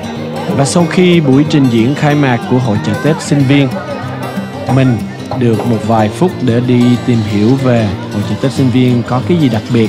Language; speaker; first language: Vietnamese; early bilingual, heritage; Vietnamese